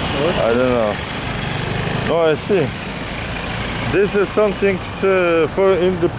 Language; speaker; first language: English; non-native, learner; Russian